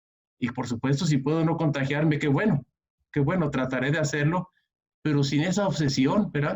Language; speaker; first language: Spanish; native; Spanish